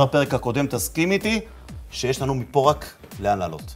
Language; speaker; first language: Hebrew; native; Hebrew